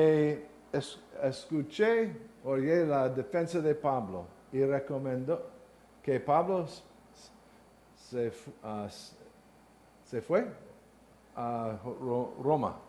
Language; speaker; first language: Spanish; non-native, learner; English